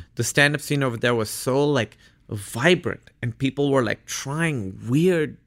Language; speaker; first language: English; non-native, local second language; Urdu